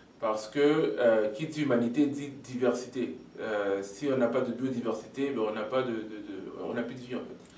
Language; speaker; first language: French; non-native, local second language; Lingala